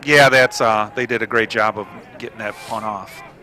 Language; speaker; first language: English; native; English